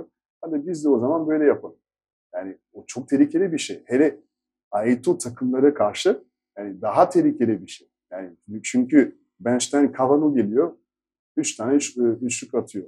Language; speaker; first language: Turkish; non-native, fluent; French